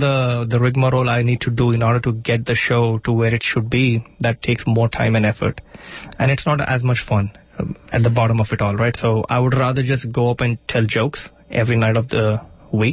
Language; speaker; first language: English; non-native, local second language; Marathi